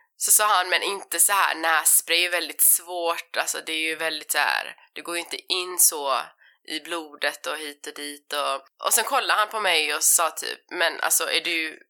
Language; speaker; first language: Swedish; early bilingual, other home language; Persian